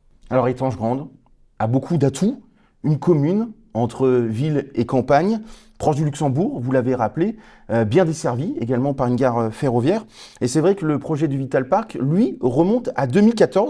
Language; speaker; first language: French; native; French